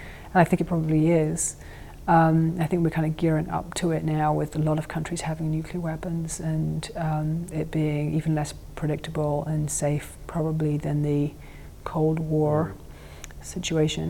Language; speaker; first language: English; native; English